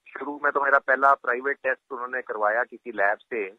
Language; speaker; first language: Hindi; native; Hindi